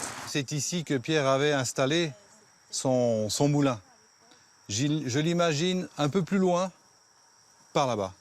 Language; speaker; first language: French; native; French